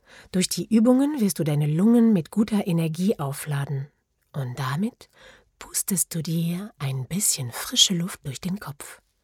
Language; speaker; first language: German; non-native, fluent; French